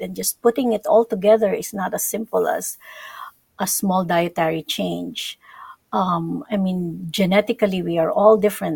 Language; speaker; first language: English; non-native, local second language; Filipino